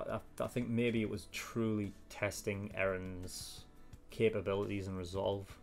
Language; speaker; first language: English; native; English